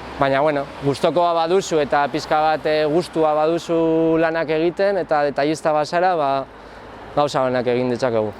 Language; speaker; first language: Basque; non-native, local second language; Spanish